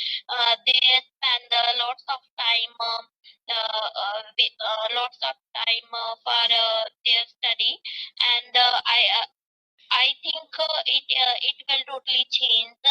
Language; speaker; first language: English; non-native, learner; Punjabi